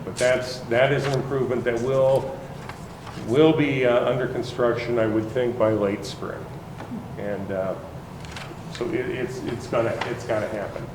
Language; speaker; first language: English; native; English